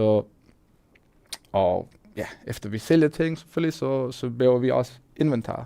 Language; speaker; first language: Danish; non-native, fluent; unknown